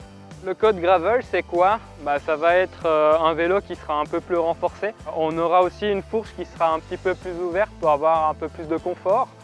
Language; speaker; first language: French; native; French